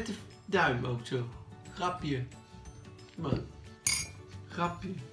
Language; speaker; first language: Dutch; native; Dutch